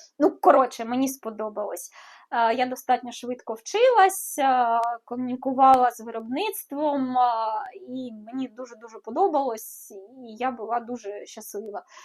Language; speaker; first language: Ukrainian; non-native, local second language; Russian